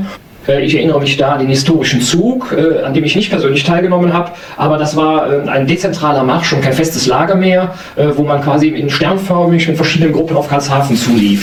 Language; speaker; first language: German; native; German